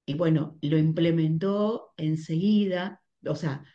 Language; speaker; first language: Spanish; native; Spanish